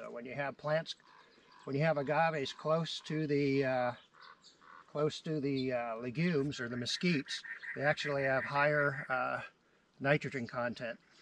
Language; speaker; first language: English; native; English